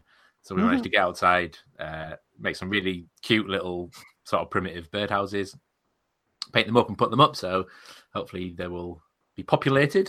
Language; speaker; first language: English; native; English